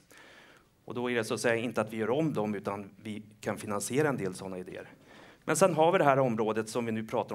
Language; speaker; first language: Swedish; native; Swedish